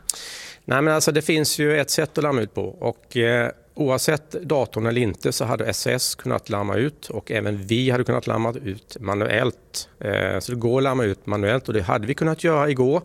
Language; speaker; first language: Swedish; native; Swedish